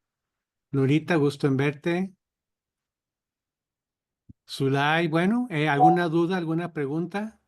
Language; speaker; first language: Spanish; native; Spanish